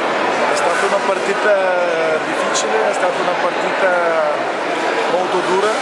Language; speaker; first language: Italian; non-native, fluent; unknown